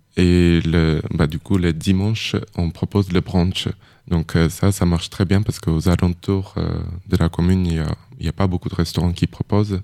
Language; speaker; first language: French; non-native, fluent; Armenian